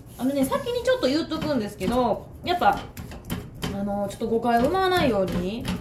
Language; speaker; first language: Japanese; native; Japanese